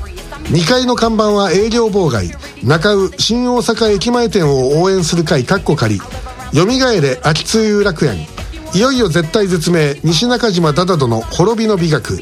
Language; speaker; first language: Japanese; native; Japanese